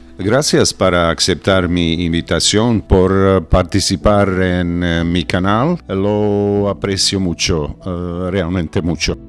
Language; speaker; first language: Spanish; non-native, learner; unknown